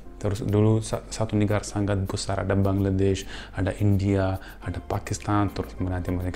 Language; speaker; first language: Indonesian; non-native, fluent; Urdu